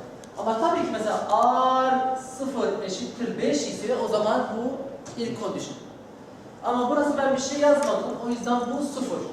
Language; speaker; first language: Turkish; non-native, learner; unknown